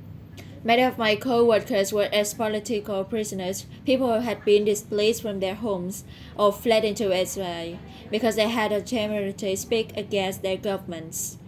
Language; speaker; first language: English; non-native, learner; Vietnamese